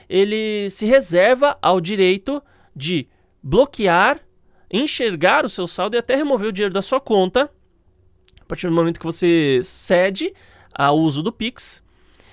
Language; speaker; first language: Portuguese; native; Portuguese